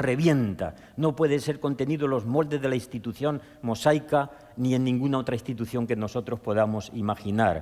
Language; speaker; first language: Spanish; native; Spanish